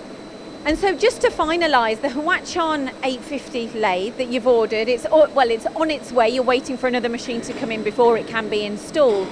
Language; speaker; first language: English; native; English